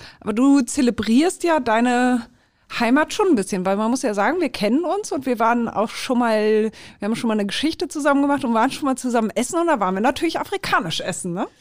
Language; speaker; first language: German; native; German